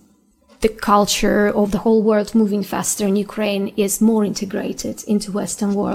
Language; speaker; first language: English; non-native, fluent; Ukrainian